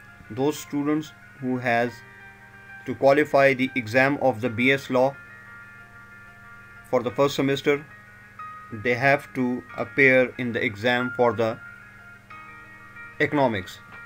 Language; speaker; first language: English; non-native, local second language; Urdu